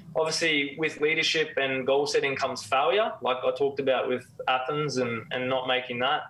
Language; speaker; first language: English; native; English